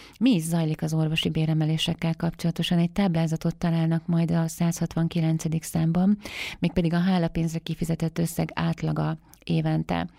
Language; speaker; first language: Hungarian; native; Hungarian